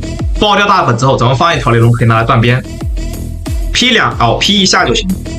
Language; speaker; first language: Chinese; native; Chinese